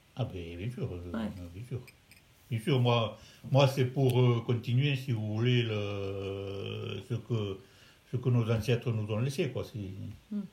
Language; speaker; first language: French; native; French